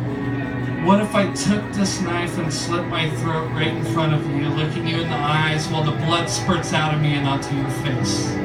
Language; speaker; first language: English; native; English